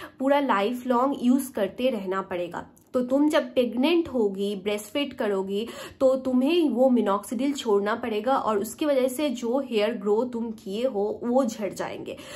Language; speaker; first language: Hindi; native; Hindi